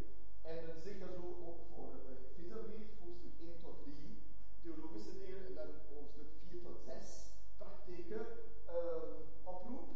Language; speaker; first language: Dutch; non-native, fluent; German